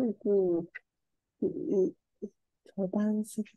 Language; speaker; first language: Korean; non-native, learner; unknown